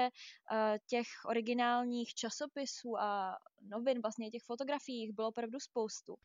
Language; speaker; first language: Czech; native; Czech